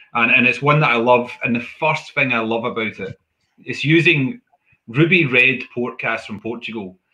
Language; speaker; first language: English; native; English